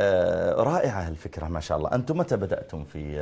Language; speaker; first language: Arabic; native; Arabic